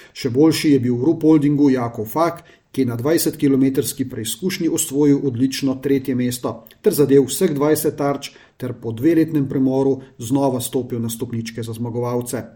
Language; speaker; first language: Slovenian; native; Slovenian